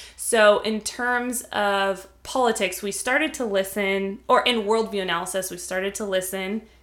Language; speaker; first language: English; native; English